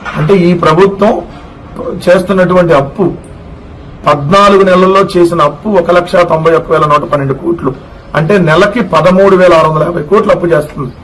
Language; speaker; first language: Telugu; native; Telugu